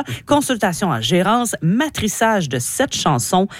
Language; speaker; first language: French; native; French